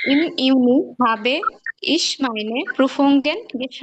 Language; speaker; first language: German; non-native, learner; Bangla